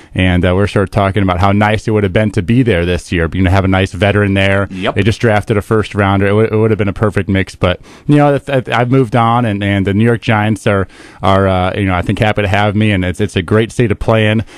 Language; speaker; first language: English; native; English